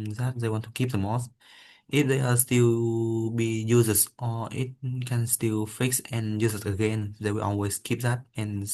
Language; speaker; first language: English; non-native, learner; Vietnamese